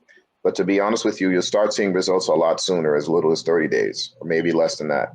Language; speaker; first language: English; native; English